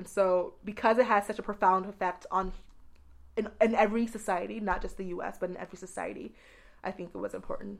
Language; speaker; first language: English; native; English